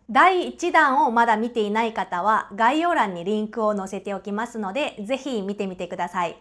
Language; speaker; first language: Japanese; non-native, fluent; Korean